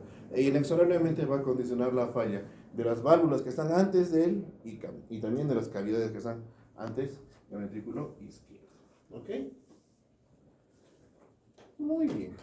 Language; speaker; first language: Spanish; native; Spanish